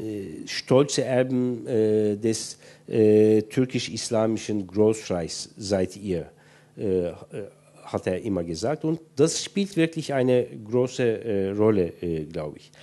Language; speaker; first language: German; non-native, fluent; Turkish